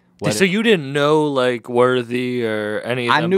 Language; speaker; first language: English; native; English